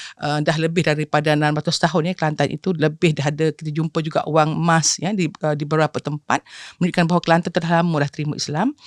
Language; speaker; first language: Malay; native; Malay